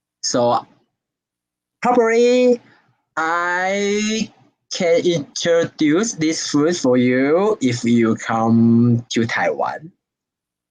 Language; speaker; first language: English; non-native, learner; Chinese